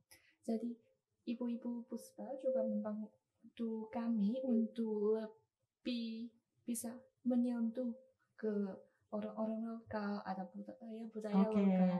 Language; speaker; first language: Indonesian; non-native, learner; Chinese